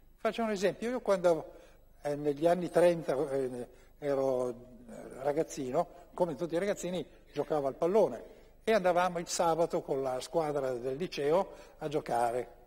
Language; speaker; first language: Italian; native; Italian